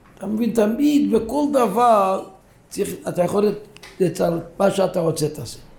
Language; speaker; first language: Hebrew; non-native, local second language; Yiddish